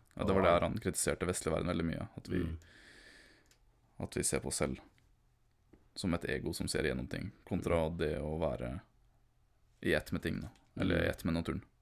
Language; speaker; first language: Norwegian; early bilingual, other home language; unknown